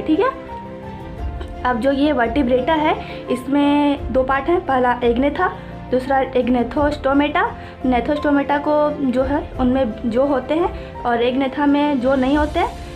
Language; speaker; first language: Hindi; native; Hindi